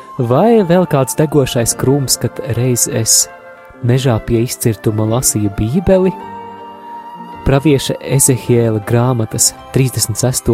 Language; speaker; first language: Latvian; native; Latvian